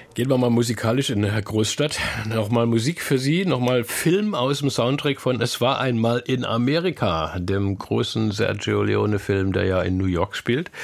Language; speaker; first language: German; native; German